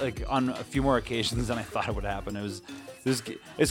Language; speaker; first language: English; native; English